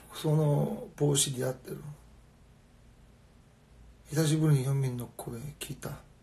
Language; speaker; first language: Japanese; non-native, fluent; Korean